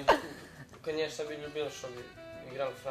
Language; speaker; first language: Russian; non-native, learner; Serbian